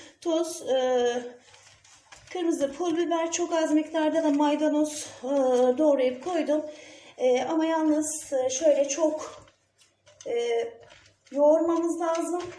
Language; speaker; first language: Turkish; native; Turkish